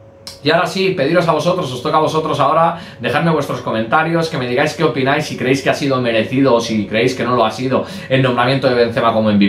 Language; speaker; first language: Spanish; native; Spanish